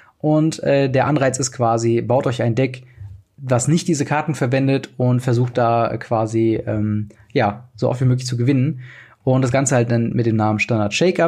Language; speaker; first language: German; native; German